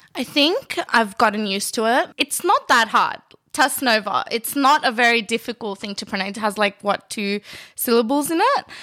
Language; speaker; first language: English; early bilingual, other home language; Bangla